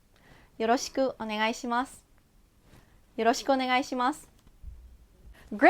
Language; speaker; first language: Japanese; non-native, fluent; Filipino